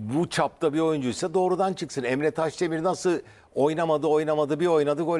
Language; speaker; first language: Turkish; native; Turkish